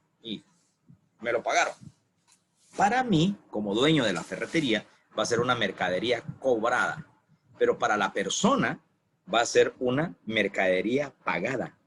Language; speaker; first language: Spanish; native; Spanish